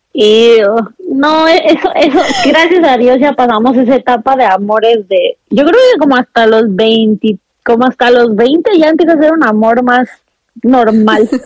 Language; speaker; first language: Spanish; native; Spanish